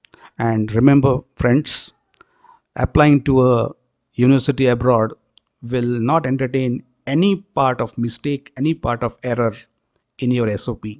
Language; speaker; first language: English; non-native, local second language; Marathi